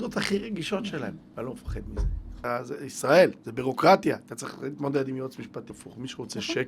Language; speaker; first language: Hebrew; native; Hebrew